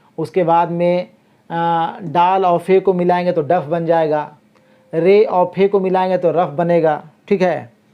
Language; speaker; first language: Hindi; native; Hindi